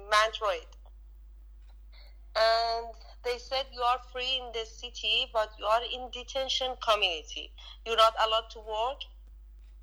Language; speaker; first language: English; non-native, learner; Persian